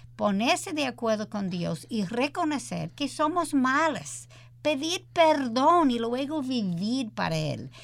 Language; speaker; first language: Spanish; early bilingual, heritage; English